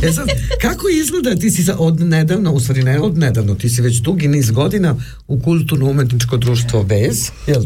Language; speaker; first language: Serbian; native; Serbian